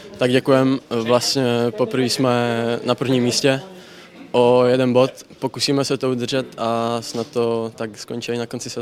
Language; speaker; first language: Czech; native; Czech